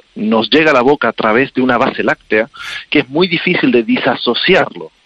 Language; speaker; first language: Spanish; native; Spanish